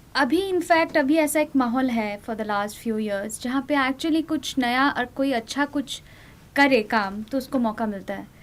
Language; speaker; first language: Hindi; non-native, local second language; Bangla